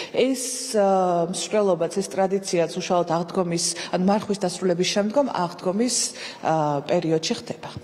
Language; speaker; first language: Georgian; native; Georgian